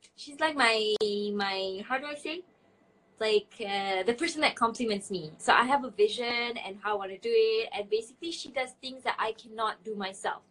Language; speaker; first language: English; non-native, local second language; Malay